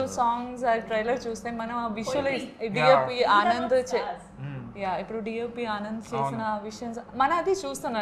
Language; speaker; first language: Telugu; non-native, learner; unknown